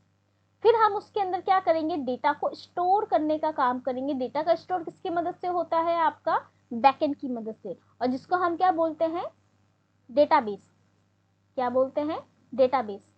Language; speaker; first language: Hindi; native; Hindi